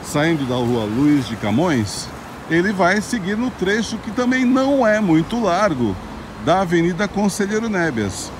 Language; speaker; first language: Portuguese; native; Portuguese